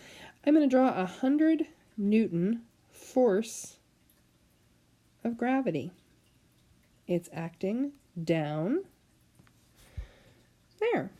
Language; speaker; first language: English; native; English